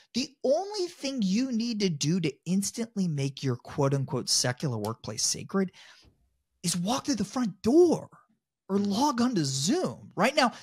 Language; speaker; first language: English; native; English